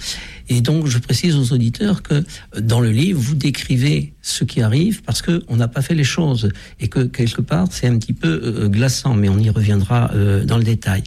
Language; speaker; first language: French; native; French